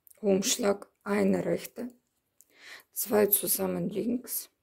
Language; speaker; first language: German; non-native, learner; Russian